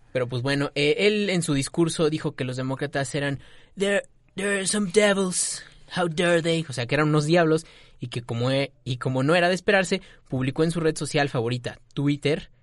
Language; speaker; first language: Spanish; native; Spanish